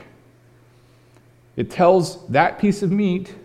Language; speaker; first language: English; native; English